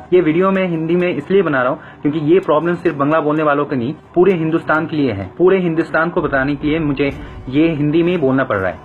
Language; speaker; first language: Hindi; non-native, fluent; Bangla